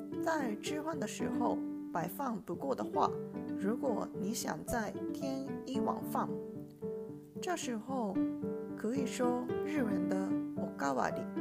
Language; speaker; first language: Chinese; non-native, learner; Japanese